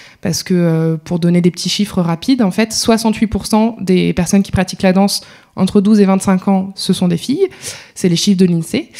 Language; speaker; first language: French; native; French